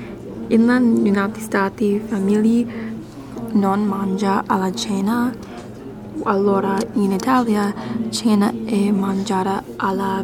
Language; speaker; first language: Italian; non-native, learner; English